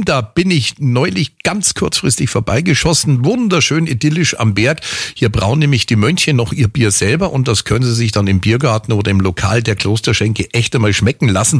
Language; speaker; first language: German; native; German